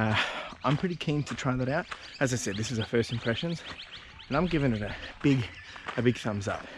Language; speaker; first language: English; native; English